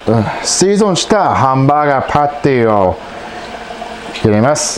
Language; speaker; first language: Japanese; non-native, learner; English